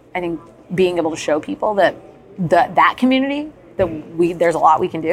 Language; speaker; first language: English; native; English